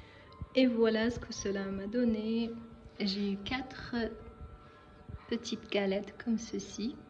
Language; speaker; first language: French; non-native, fluent; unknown